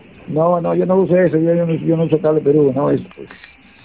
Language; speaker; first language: Spanish; native; Spanish